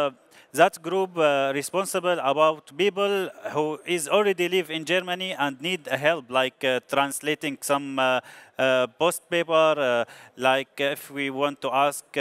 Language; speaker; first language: English; non-native, learner; Arabic